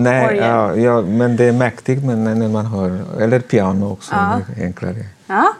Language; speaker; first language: Swedish; non-native, fluent; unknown